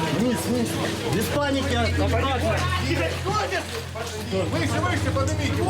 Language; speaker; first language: Russian; native; Russian